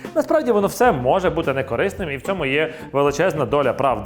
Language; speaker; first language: Ukrainian; native; Ukrainian